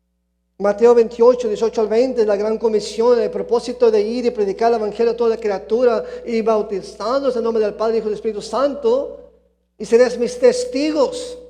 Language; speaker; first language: Spanish; early bilingual, heritage; Spanish